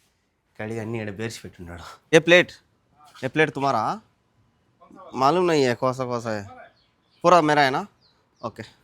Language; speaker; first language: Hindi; non-native, local second language; Telugu